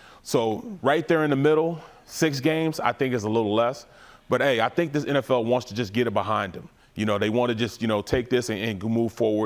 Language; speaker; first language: English; native; English